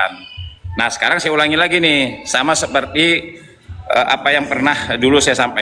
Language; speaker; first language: Indonesian; native; Indonesian